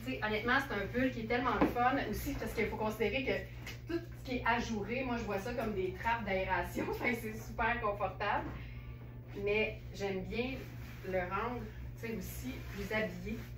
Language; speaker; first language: French; native; French